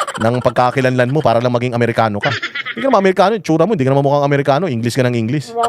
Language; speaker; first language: Filipino; native; Filipino